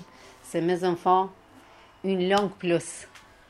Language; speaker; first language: French; non-native, learner; Albanian